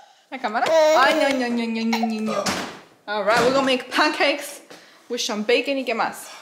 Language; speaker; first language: Spanish; early bilingual, heritage; Spanish